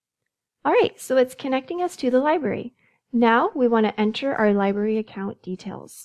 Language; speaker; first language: English; native; English